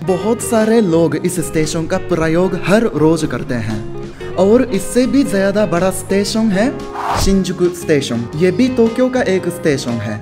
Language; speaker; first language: Hindi; non-native, fluent; Japanese